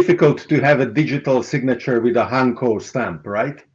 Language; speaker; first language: English; non-native, fluent; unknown